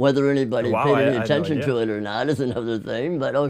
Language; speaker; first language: English; native; English